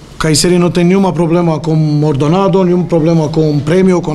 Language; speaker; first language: Portuguese; non-native, learner; Romanian